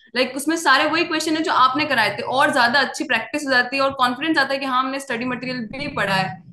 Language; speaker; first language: Hindi; native; Hindi